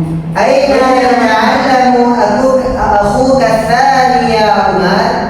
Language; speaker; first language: Arabic; non-native, learner; Indonesian